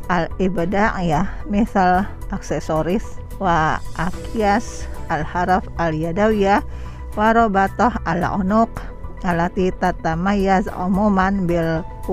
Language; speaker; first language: Arabic; non-native, fluent; Indonesian